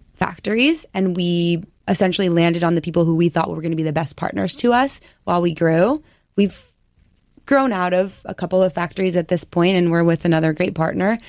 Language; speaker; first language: English; native; English